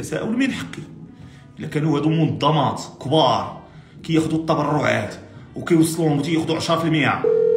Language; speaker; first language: Arabic; native; Arabic